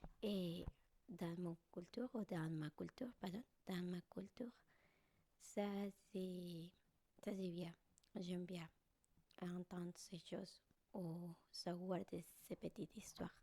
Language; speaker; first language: French; non-native, learner; Spanish